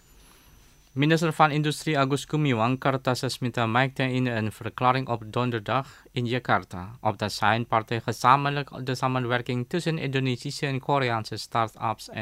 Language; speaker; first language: Dutch; non-native, fluent; Indonesian